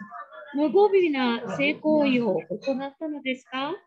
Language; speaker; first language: Japanese; native; Japanese